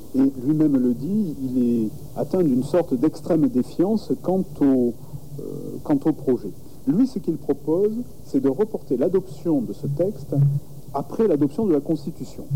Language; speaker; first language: French; native; French